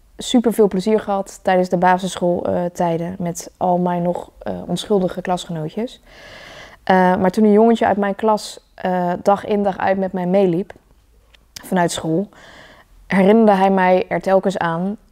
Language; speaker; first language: Dutch; early bilingual, other home language; Vietnamese